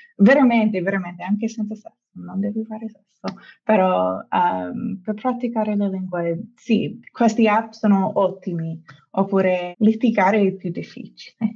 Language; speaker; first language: Italian; non-native, fluent; English